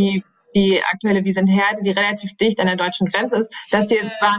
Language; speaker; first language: German; native; German